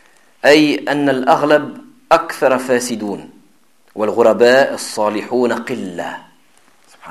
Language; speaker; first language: Arabic; non-native, fluent; French